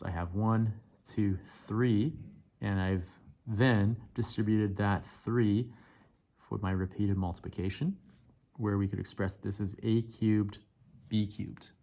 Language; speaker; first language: English; native; English